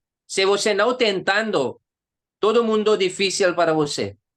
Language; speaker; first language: Portuguese; non-native, learner; Hindi